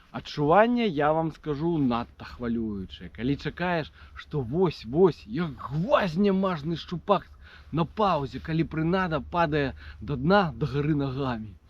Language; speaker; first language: Belarusian; native; Belarusian